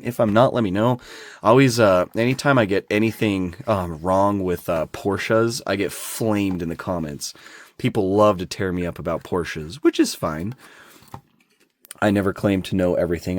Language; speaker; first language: English; native; English